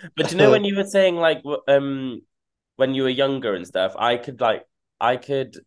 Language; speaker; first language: English; native; English